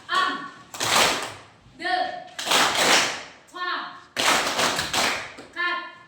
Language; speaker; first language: French; non-native, learner; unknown